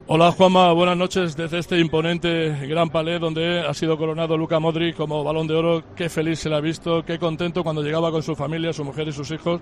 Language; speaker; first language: Spanish; native; Spanish